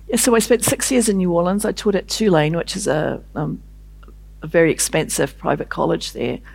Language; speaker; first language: English; native; English